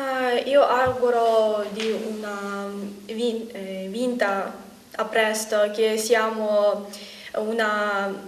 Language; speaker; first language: Italian; non-native, learner; Ukrainian